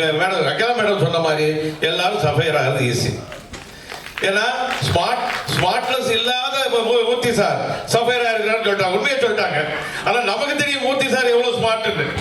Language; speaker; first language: Tamil; native; Tamil